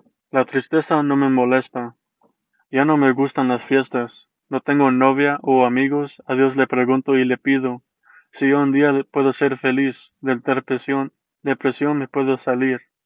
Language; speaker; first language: Spanish; early bilingual, heritage; Spanish